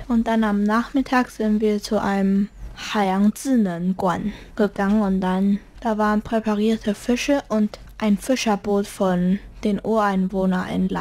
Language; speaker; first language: German; early bilingual, heritage; German